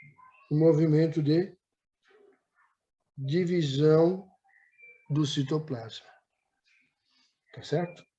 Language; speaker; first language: Portuguese; native; Portuguese